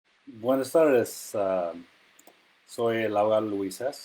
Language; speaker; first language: Spanish; non-native, fluent; English